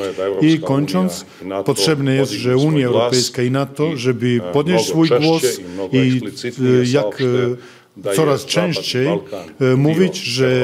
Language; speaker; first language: Polish; non-native, fluent; Serbian